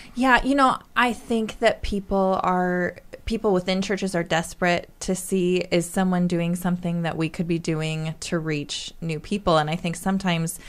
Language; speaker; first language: English; native; English